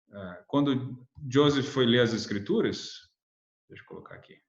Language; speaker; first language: Portuguese; native; Portuguese